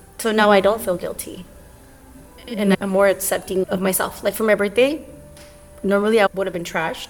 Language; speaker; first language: English; early bilingual, other home language; Spanish